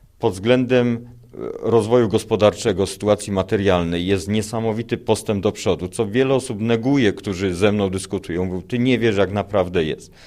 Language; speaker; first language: Polish; native; Polish